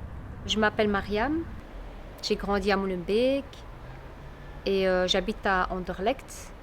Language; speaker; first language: French; early bilingual, other home language; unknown